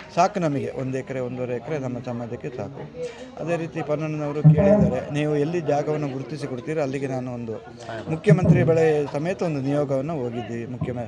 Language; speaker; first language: Kannada; non-native, local second language; Kodava